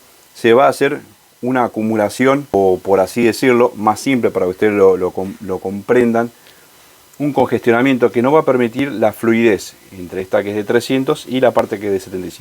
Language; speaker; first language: Spanish; native; Spanish